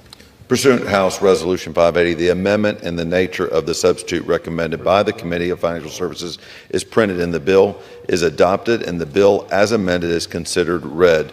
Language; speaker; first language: English; native; English